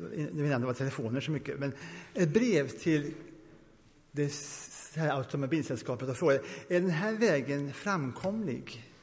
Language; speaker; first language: Swedish; early bilingual, heritage; Swedish